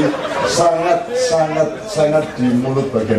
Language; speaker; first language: Indonesian; non-native, local second language; Javanese